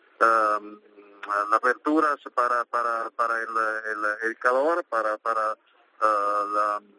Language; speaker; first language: Spanish; non-native, learner; Italian